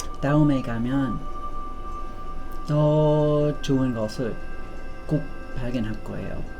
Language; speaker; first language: Korean; non-native, learner; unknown